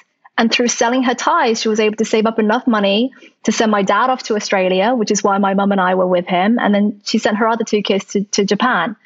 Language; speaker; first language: English; early bilingual, other home language; Chinese